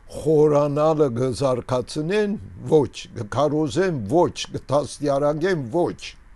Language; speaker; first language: Armenian; early bilingual, heritage; Armenian